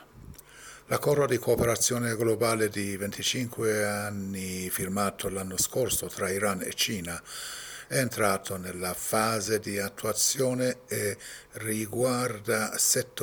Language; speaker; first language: Italian; non-native, fluent; Persian